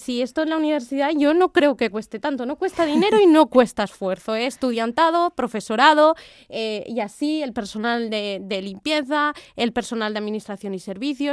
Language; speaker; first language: Spanish; native; Spanish